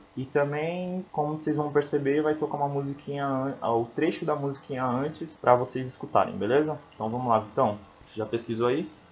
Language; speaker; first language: Portuguese; native; Portuguese